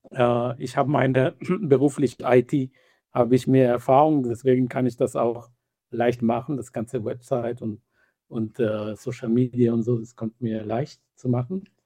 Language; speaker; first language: German; non-native, fluent; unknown